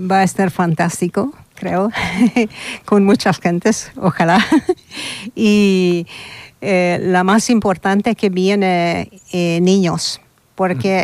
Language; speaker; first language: Spanish; non-native, learner; Hungarian